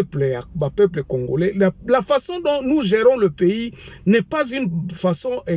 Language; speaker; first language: French; non-native, local second language; Lingala